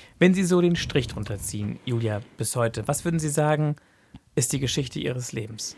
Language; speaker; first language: German; native; German